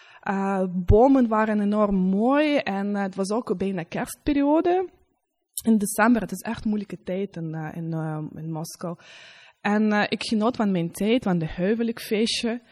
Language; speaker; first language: Dutch; non-native, learner; Russian